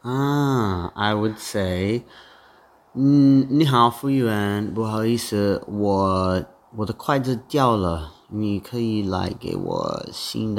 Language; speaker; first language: Chinese; non-native, learner; English